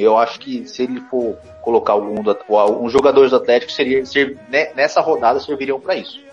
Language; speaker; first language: Portuguese; native; Portuguese